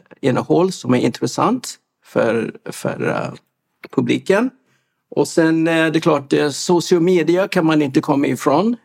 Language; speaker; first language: Swedish; non-native, fluent; English